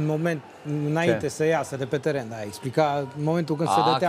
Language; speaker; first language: Romanian; native; Romanian